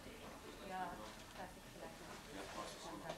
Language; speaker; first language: German; non-native, fluent; Polish